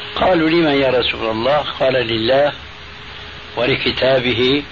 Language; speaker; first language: Arabic; early bilingual, other home language; Albanian